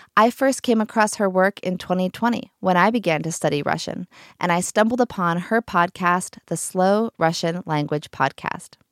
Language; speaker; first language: English; native; English